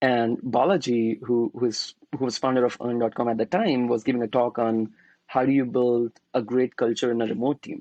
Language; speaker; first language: English; non-native, local second language; Hindi